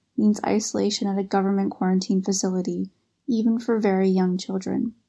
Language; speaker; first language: English; native; English